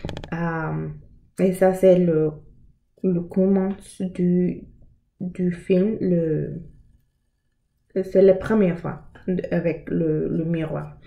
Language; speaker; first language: French; non-native, learner; English